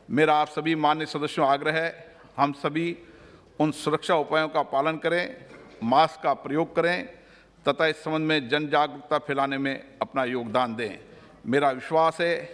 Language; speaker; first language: Hindi; native; Hindi